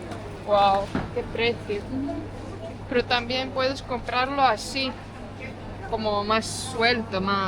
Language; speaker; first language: Spanish; non-native, fluent; Estonian